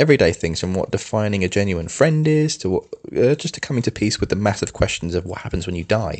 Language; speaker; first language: English; native; English